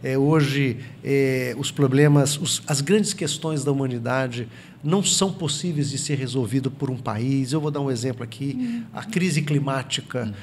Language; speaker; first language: Portuguese; native; Portuguese